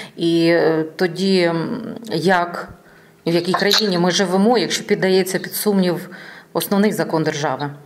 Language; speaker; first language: Ukrainian; native; Ukrainian